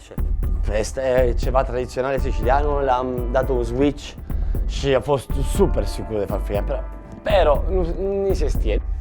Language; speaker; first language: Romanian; non-native, learner; Italian